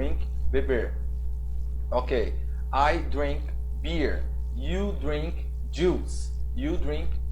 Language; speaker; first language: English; non-native, fluent; Portuguese